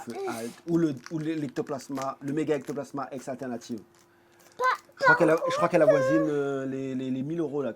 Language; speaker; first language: French; native; French